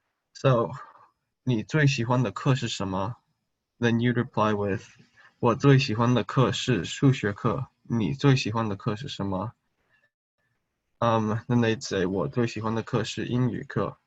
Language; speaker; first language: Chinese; early bilingual, heritage; Chinese